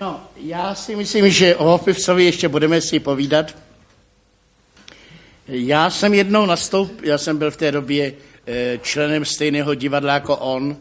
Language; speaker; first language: Czech; native; Czech